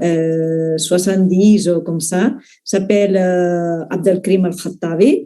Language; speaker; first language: French; non-native, fluent; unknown